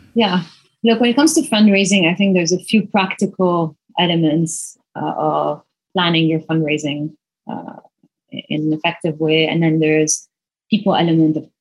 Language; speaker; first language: English; non-native, fluent; Arabic